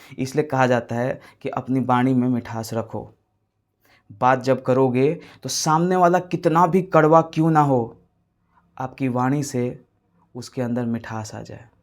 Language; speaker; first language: Hindi; native; Hindi